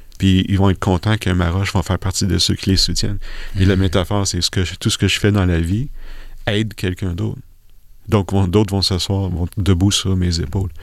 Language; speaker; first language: French; native; French